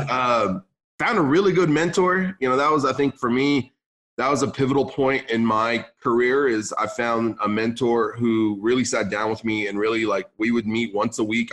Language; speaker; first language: English; early bilingual, other home language; Arabic